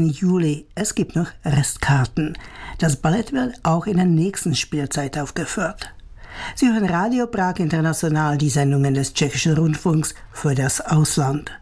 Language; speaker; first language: German; native; German